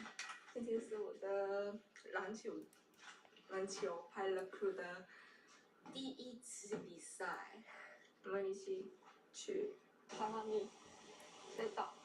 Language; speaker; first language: Chinese; non-native, learner; Korean